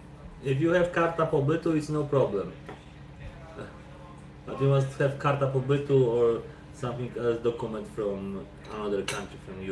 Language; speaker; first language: English; non-native, learner; Polish